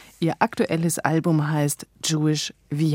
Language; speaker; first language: German; native; German